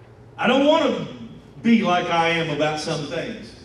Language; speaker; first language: English; native; English